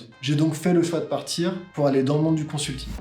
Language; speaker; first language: French; native; French